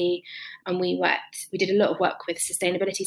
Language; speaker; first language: English; native; English